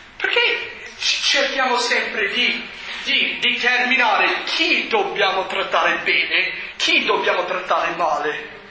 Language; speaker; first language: Italian; non-native, fluent; English